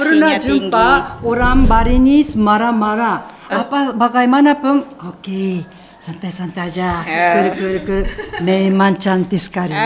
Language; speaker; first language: Indonesian; non-native, fluent; Japanese